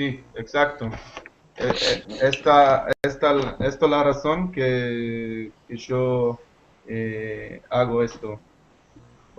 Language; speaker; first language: Spanish; non-native, learner; Hebrew